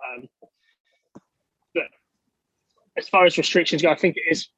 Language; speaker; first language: English; native; English